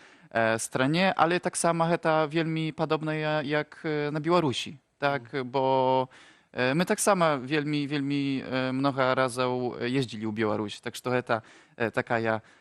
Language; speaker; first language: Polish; non-native, local second language; Ukrainian